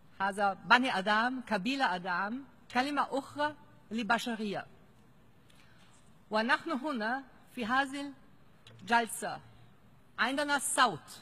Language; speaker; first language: Arabic; non-native, fluent; German